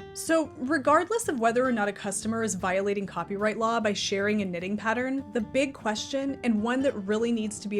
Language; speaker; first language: English; native; English